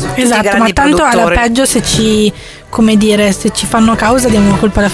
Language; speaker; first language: Italian; native; Italian